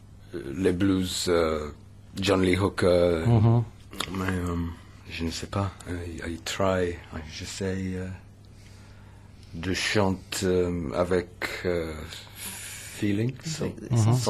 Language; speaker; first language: French; non-native, learner; English